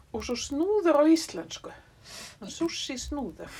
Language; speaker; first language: Icelandic; early bilingual, other home language; French